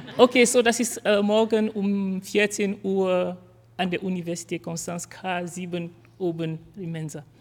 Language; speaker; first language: German; non-native, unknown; French